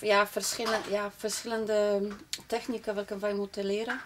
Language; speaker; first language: Dutch; non-native, fluent; Polish